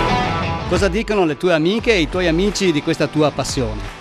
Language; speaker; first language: Italian; native; Italian